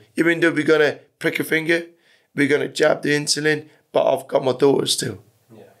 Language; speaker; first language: English; early bilingual, other home language; Persian